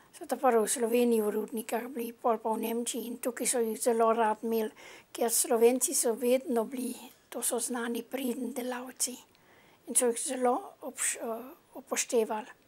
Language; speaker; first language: Slovenian; early bilingual, heritage; Slovenian